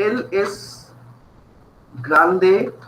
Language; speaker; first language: Spanish; non-native, fluent; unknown